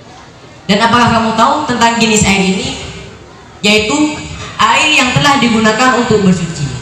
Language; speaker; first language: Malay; non-native, local second language; Madurese